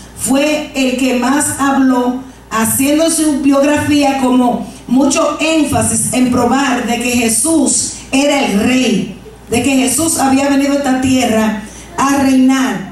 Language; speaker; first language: Spanish; native; Spanish